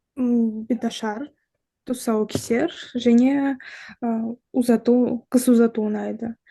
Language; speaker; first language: Kazakh; non-native, local second language; Russian